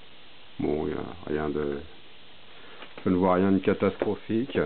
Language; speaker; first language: French; native; French